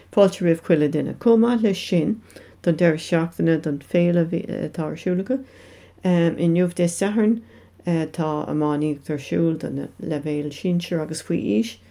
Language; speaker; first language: Irish; non-native, local second language; English